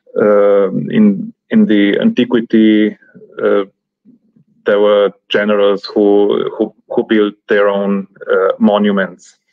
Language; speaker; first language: English; non-native, fluent; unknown